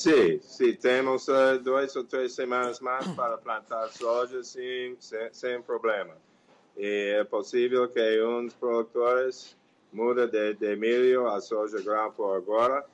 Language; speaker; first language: Portuguese; non-native, fluent; English